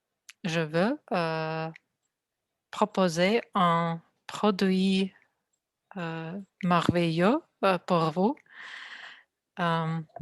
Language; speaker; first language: French; non-native, learner; Russian